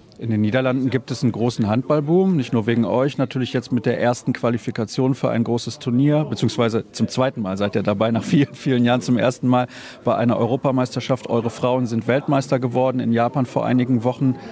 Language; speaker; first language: German; native; German